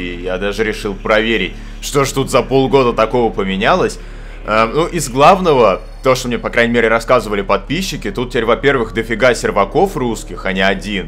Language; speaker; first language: Russian; native; Russian